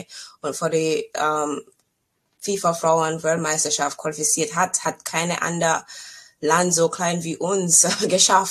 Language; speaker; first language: German; non-native, learner; English